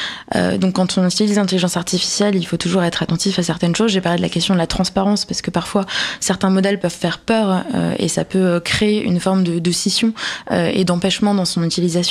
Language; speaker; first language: French; native; French